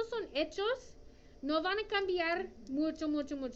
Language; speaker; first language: Spanish; non-native, fluent; English